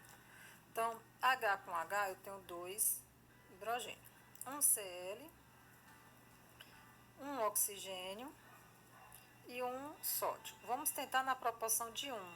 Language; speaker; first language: Portuguese; native; Portuguese